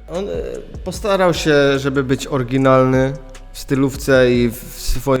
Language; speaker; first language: Polish; early bilingual, heritage; Polish